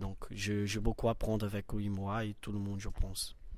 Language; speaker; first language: French; non-native, learner; Portuguese